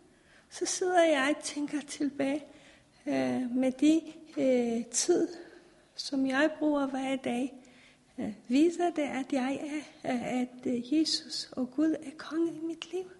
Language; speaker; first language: Danish; non-native, fluent; Persian